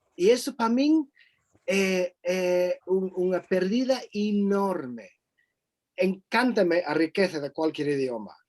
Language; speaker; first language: Galician; non-native, fluent; English